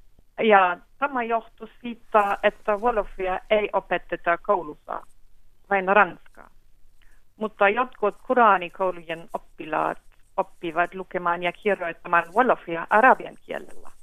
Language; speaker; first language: Finnish; non-native, fluent; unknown